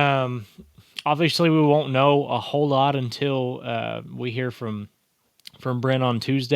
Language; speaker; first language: English; native; English